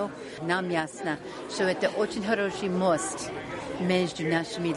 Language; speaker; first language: Russian; non-native, fluent; English